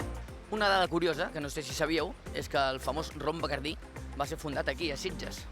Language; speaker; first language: Catalan; native; Catalan